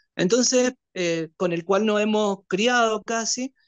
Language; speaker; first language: Spanish; native; Spanish